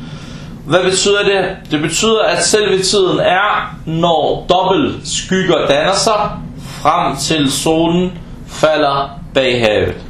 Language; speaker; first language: Danish; non-native, local second language; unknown